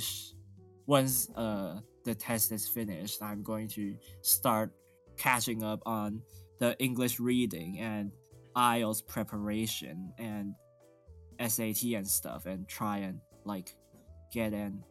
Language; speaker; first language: English; non-native, fluent; Chinese